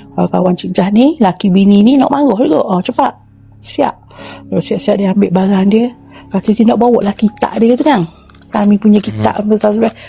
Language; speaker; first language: Malay; native; Malay